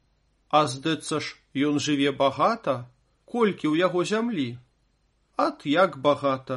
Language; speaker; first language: Belarusian; native; Belarusian